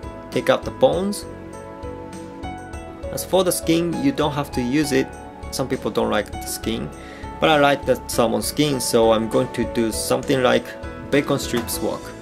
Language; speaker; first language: English; non-native, fluent; Japanese